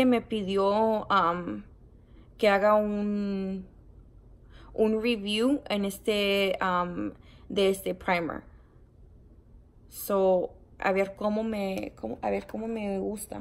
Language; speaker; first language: Spanish; early bilingual, heritage; Spanish